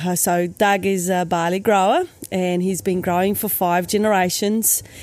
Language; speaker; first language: English; native; English